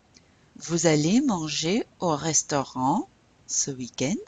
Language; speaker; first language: French; non-native, fluent; English